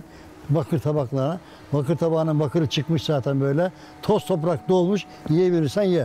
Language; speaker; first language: Turkish; native; Turkish